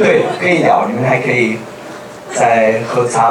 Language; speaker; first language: Chinese; non-native, fluent; German